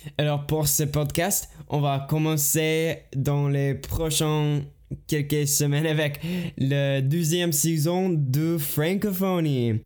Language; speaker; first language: French; non-native, learner; English